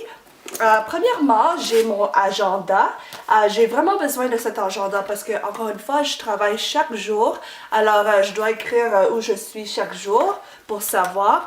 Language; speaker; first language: French; non-native, fluent; English